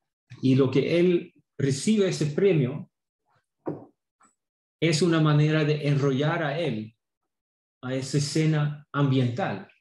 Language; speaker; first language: Spanish; non-native, fluent; Swedish